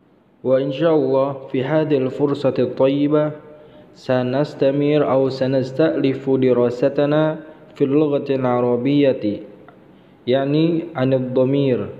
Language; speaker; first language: Arabic; non-native, fluent; Indonesian